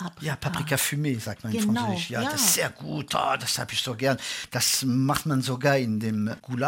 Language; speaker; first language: German; non-native, fluent; French